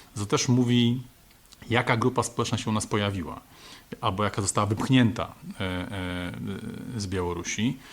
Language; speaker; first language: Polish; native; Polish